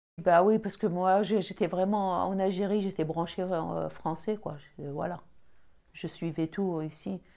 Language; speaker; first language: French; non-native, local second language; Arabic